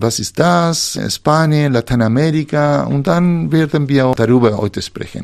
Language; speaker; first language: German; non-native, fluent; Spanish